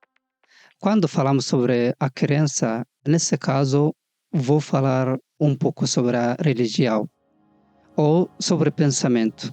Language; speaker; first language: Portuguese; non-native, fluent; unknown